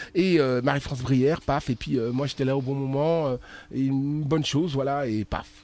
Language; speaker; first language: French; native; French